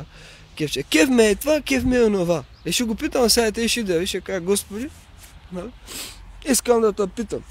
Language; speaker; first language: Bulgarian; native; Bulgarian